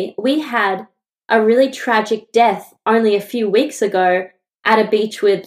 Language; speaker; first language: English; native; English